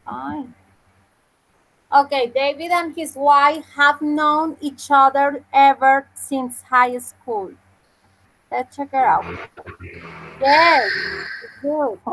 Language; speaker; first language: English; non-native, fluent; Spanish